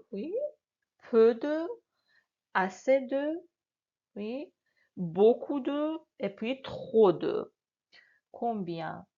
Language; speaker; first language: French; non-native, fluent; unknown